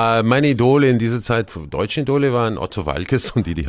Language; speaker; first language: German; non-native, fluent; Croatian